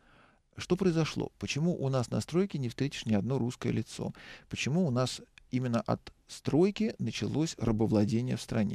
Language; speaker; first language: Russian; native; Russian